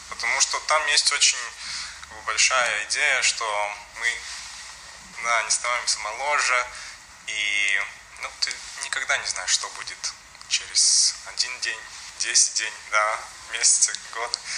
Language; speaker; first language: Russian; non-native, local second language; Latvian